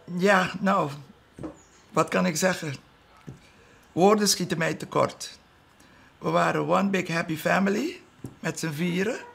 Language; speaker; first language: Dutch; non-native, local second language; Papiamento